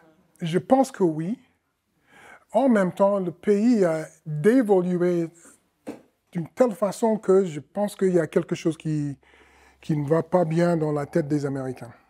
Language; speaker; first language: French; non-native, fluent; English